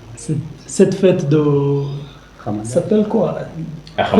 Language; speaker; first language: French; non-native, learner; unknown